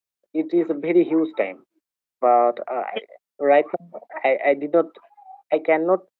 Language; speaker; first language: English; non-native, learner; Bangla